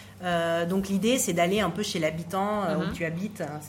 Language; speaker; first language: French; native; French